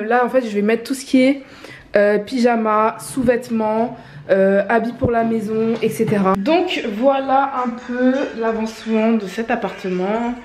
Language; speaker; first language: French; native; French